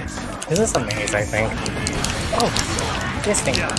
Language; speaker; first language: English; native; English